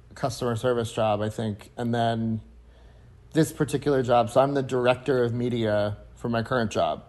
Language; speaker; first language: English; native; English